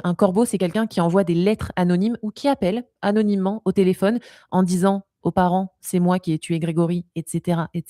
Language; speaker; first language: French; native; French